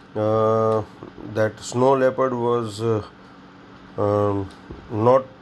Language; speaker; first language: English; non-native, local second language; Gujarati